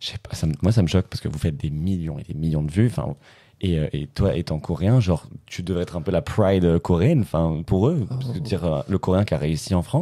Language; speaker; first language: French; native; French